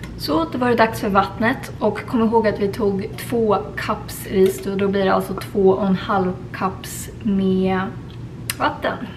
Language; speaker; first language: Swedish; native; Swedish